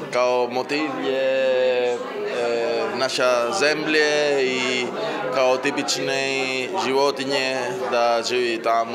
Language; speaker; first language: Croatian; non-native, learner; Spanish